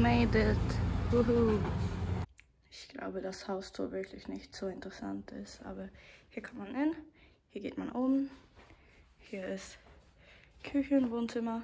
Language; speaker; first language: German; non-native, learner; Swedish